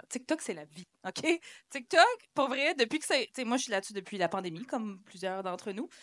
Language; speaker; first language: French; native; French